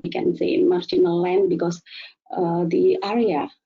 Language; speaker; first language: English; non-native, fluent; Indonesian